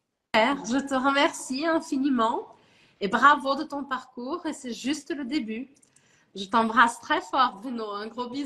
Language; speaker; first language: French; non-native, fluent; Portuguese